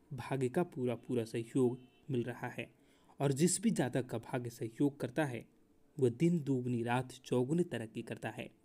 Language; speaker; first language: Hindi; native; Hindi